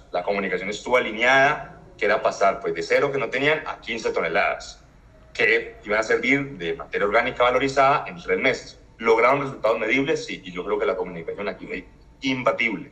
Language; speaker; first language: Spanish; native; Spanish